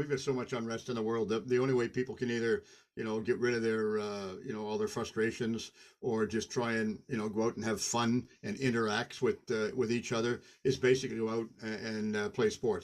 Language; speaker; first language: English; native; English